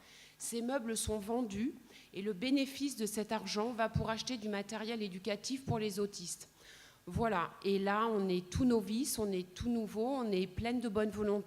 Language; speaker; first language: French; native; French